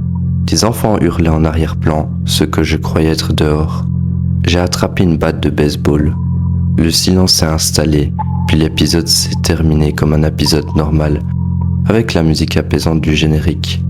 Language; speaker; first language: French; native; French